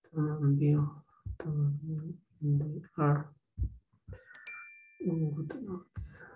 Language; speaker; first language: English; non-native, learner; Spanish